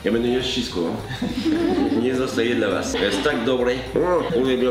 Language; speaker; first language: Polish; non-native, learner; French